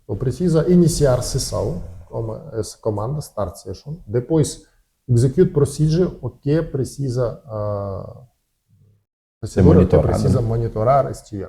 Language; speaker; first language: Portuguese; non-native, learner; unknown